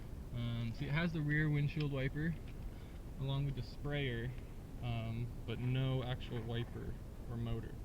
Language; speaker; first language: English; native; English